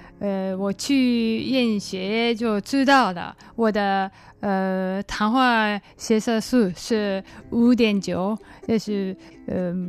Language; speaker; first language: Chinese; non-native, learner; Japanese